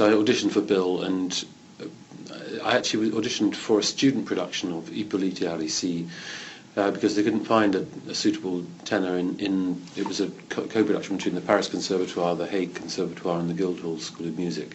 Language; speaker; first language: English; native; English